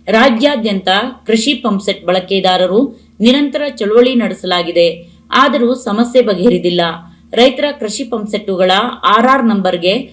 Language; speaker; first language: Kannada; native; Kannada